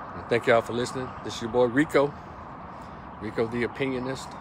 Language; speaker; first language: English; native; English